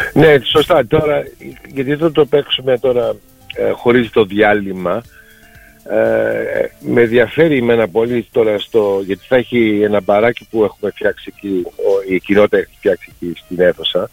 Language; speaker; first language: Greek; early bilingual, heritage; Greek